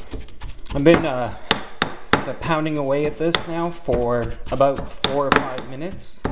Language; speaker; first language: English; native; English